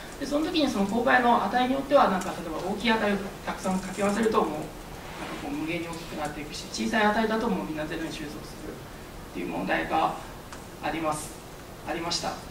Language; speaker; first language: Japanese; early bilingual, other home language; Chinese